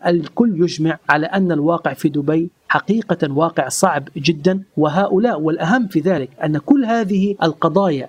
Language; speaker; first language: Arabic; native; Arabic